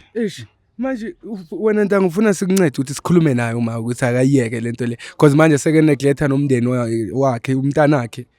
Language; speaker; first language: Zulu; native; Zulu